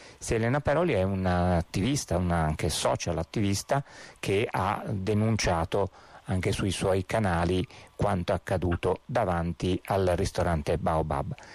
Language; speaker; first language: Italian; native; Italian